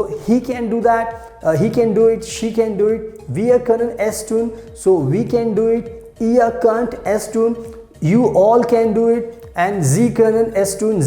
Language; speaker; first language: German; non-native, fluent; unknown